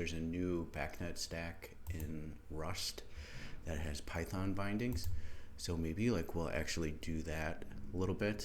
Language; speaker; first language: English; native; English